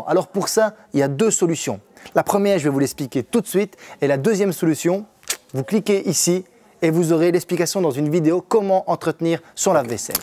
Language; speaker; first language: French; native; French